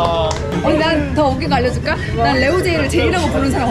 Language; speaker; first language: Korean; native; Korean